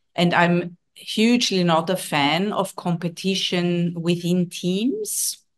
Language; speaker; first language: English; non-native, fluent; German